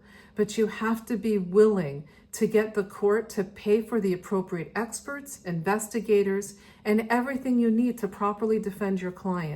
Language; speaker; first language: English; native; English